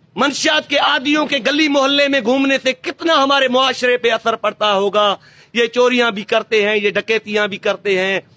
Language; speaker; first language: Urdu; non-native, local second language; Sindhi